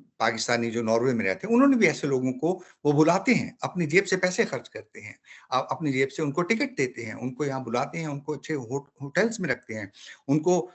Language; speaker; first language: Urdu; native; Urdu